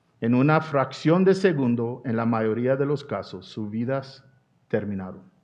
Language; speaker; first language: Spanish; non-native, fluent; English